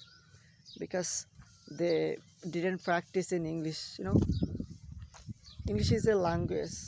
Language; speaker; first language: English; non-native, learner; Bangla